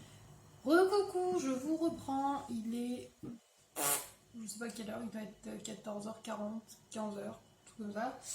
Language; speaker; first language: French; native; French